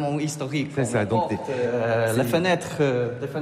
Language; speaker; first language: French; non-native, learner; Polish